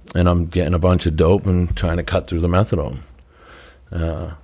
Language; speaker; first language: English; native; English